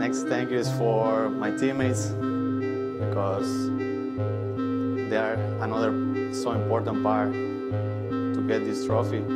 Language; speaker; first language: English; non-native, fluent; Spanish